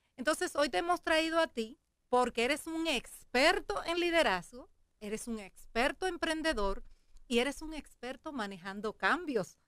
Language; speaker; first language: Spanish; native; Spanish